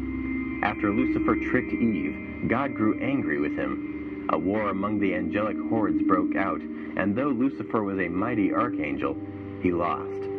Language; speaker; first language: English; native; English